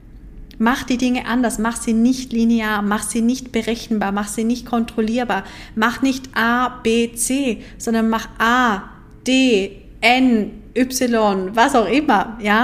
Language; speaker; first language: German; native; German